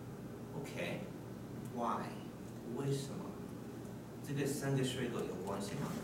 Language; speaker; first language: Chinese; non-native, learner; English